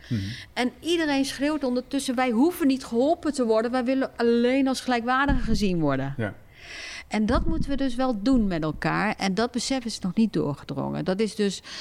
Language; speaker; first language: Dutch; early bilingual, other home language; Turkish